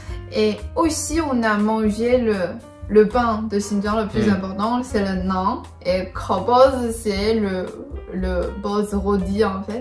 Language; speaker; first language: French; non-native, learner; Chinese